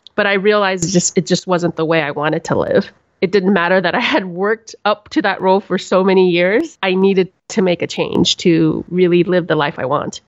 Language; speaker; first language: English; native; English